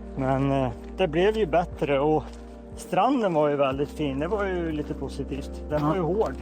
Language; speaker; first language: Swedish; native; Swedish